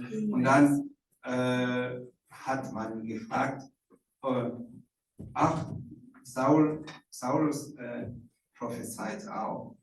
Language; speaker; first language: German; non-native, fluent; Rundi